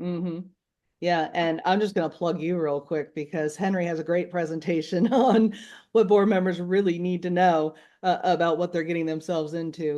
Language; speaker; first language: English; native; English